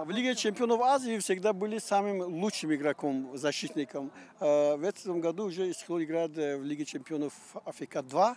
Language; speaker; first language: Russian; non-native, local second language; Tajik